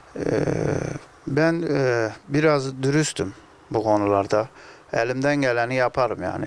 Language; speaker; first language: Turkish; native; Turkish